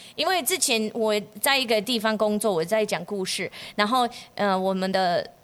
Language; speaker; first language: Chinese; non-native, fluent; English